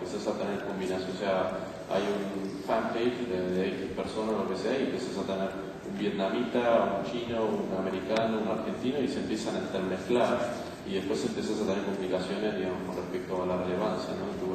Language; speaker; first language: Spanish; native; Spanish